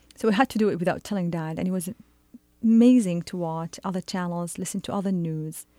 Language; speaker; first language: English; non-native, fluent; Arabic